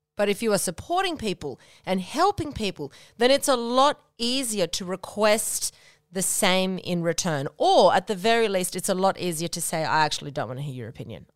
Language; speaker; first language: English; native; English